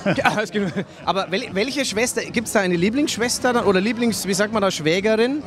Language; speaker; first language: German; native; German